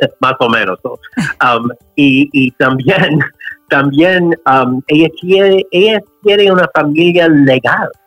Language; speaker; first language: Spanish; non-native, learner; English